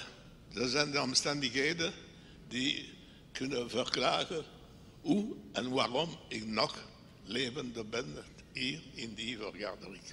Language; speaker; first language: Dutch; non-native, local second language; French